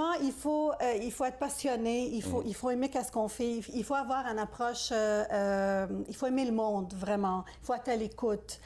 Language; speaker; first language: French; native; French